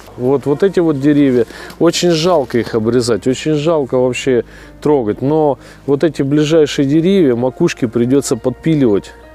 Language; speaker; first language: Russian; native; Russian